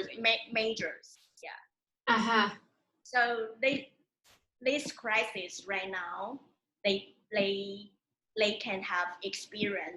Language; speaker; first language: English; non-native, learner; Chinese